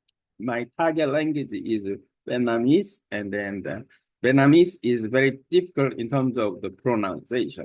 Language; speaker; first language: English; non-native, learner; Korean